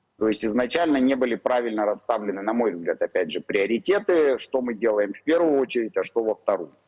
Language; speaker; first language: Russian; native; Russian